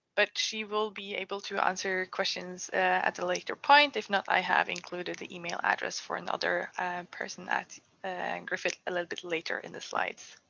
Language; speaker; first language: English; non-native, fluent; Norwegian